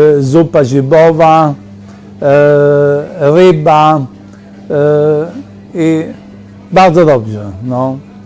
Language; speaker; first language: Polish; non-native, learner; Italian